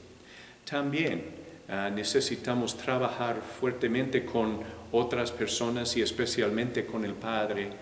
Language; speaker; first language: Spanish; non-native, fluent; English